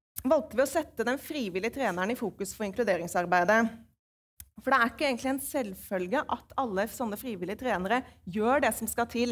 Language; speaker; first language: Norwegian; native; Norwegian